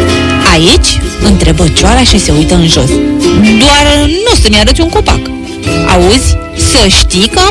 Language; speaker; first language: Romanian; native; Romanian